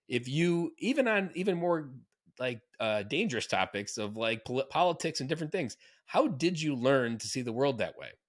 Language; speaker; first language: English; native; English